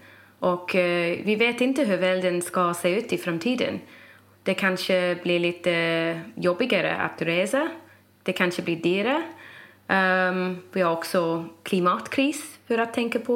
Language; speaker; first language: Swedish; non-native, fluent; English